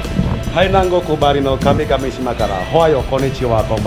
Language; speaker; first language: Japanese; non-native, fluent; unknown